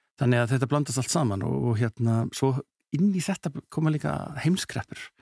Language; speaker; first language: Icelandic; early bilingual, heritage; Icelandic